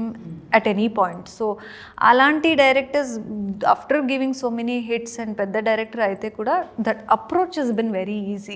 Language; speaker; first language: Telugu; non-native, learner; Kannada